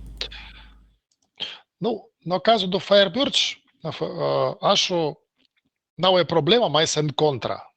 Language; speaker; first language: Portuguese; non-native, learner; Russian